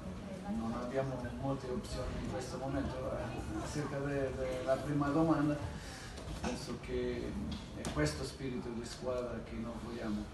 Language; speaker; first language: Italian; non-native, learner; Portuguese